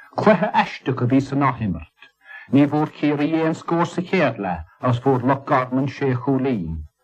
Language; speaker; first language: Irish; native; Irish